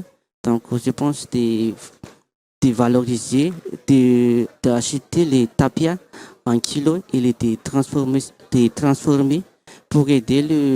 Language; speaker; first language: French; non-native, local second language; Malagasy